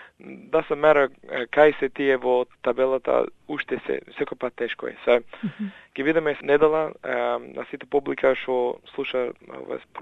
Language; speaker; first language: Macedonian; early bilingual, heritage; Macedonian